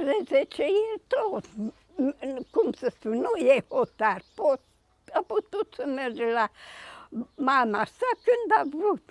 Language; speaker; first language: Romanian; non-native, local second language; Hungarian